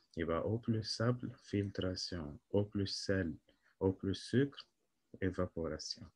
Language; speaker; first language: French; non-native, local second language; Arabic